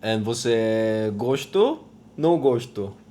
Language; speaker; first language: Portuguese; non-native, learner; Korean